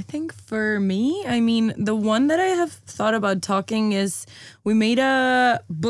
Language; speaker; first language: English; non-native, fluent; Spanish